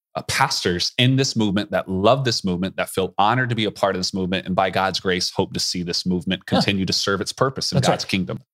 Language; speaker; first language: English; native; English